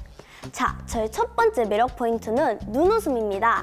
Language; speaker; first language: Korean; native; Korean